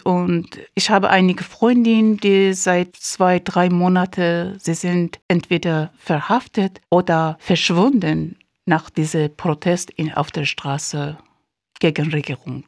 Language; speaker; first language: German; non-native, fluent; Persian